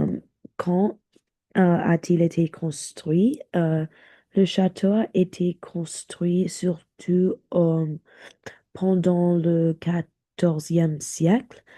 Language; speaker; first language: French; non-native, learner; English